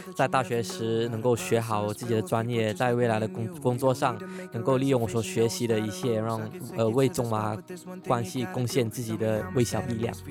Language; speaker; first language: Chinese; non-native, local second language; Cantonese